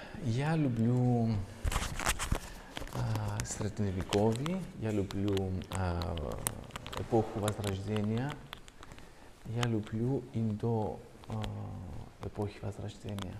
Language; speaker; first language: Russian; non-native, fluent; Greek